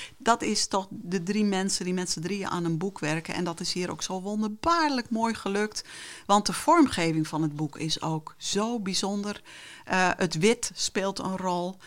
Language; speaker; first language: Dutch; non-native, local second language; Western Frisian